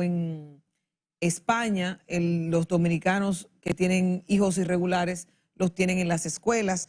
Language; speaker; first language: Spanish; native; Spanish